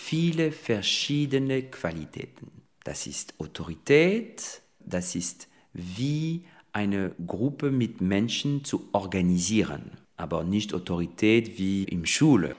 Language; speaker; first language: German; non-native, fluent; French